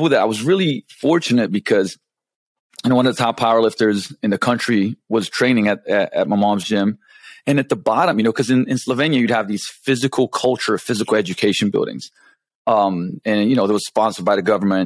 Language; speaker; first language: English; non-native, fluent; Slovenian